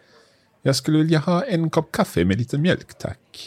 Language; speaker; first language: Swedish; non-native, learner; English